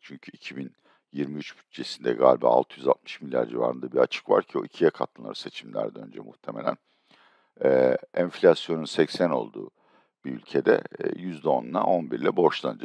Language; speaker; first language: Turkish; native; Turkish